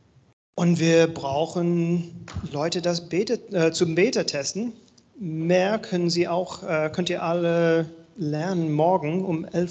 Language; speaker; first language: German; non-native, learner; English